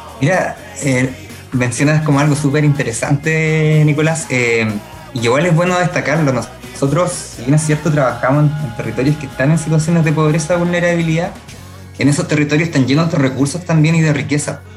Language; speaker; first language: Spanish; native; Spanish